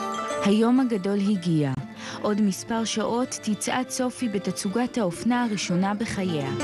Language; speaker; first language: Hebrew; native; Hebrew